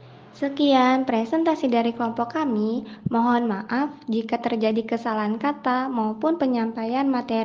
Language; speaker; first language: Indonesian; native; Indonesian